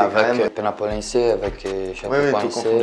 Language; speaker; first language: French; non-native, learner; Portuguese